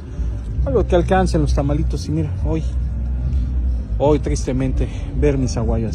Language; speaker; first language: Spanish; native; Spanish